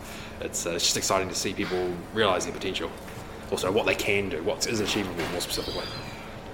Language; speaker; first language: English; native; English